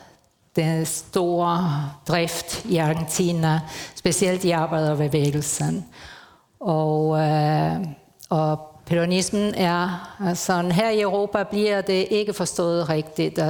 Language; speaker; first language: Danish; early bilingual, heritage; Spanish